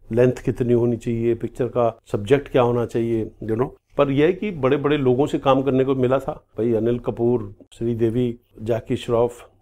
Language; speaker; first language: Hindi; native; Hindi